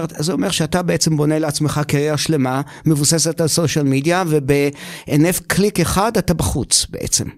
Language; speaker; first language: Hebrew; native; Hebrew